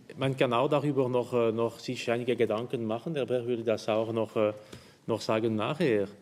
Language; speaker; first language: German; non-native, local second language; French